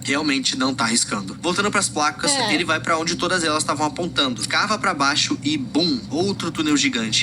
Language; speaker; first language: Portuguese; native; Portuguese